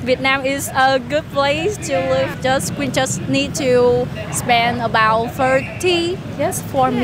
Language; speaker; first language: English; non-native, learner; Vietnamese